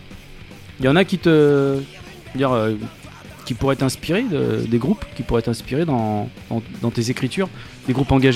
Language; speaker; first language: French; native; French